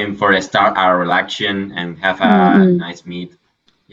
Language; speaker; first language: English; non-native, fluent; Spanish